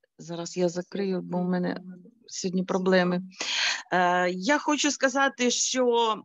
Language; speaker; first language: Ukrainian; non-native, local second language; Bulgarian